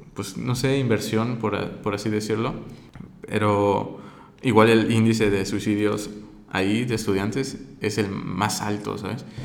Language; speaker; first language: Spanish; native; Spanish